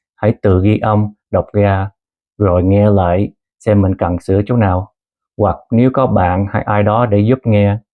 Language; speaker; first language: Vietnamese; early bilingual, heritage; Vietnamese